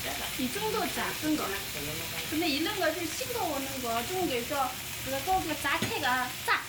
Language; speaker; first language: Korean; non-native, learner; Chinese